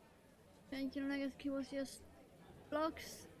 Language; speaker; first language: English; non-native, fluent; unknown